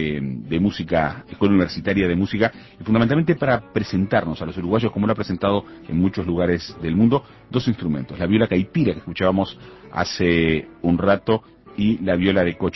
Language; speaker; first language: Spanish; native; Spanish